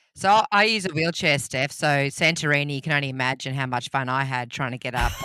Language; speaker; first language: English; native; English